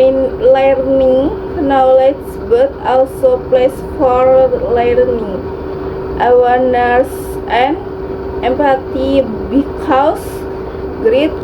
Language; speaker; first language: English; non-native, learner; Indonesian